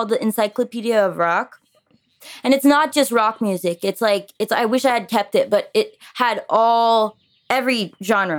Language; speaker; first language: English; early bilingual, other home language; French